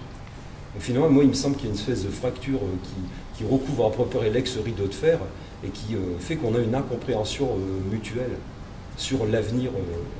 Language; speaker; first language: French; native; French